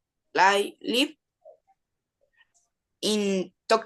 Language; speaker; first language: English; non-native, learner; Spanish